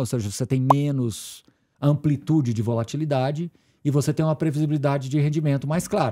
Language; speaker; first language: Portuguese; native; Portuguese